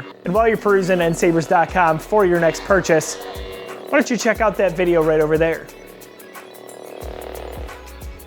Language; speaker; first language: English; native; English